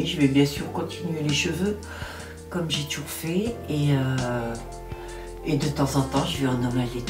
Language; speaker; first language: French; native; French